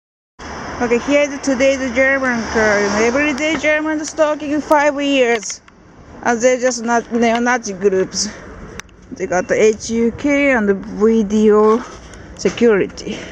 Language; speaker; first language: English; non-native, learner; Japanese